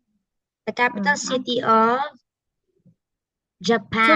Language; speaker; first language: English; non-native, fluent; Filipino